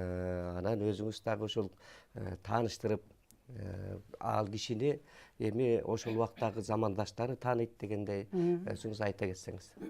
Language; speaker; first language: Kyrgyz; native; Kyrgyz